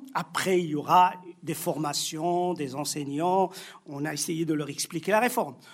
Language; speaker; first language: French; non-native, local second language; Arabic